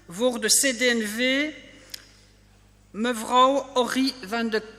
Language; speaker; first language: Dutch; non-native, local second language; French